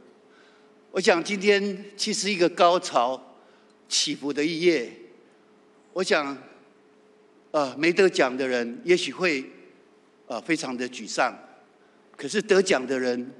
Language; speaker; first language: Chinese; native; Chinese